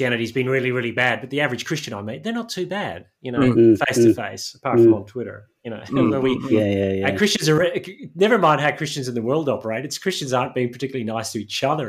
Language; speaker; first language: English; native; English